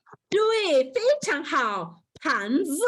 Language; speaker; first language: Chinese; non-native, fluent; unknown